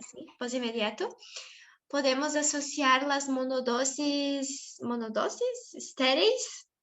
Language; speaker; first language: Spanish; non-native, fluent; Portuguese